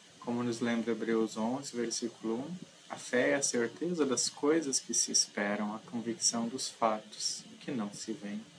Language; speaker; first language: Portuguese; native; Portuguese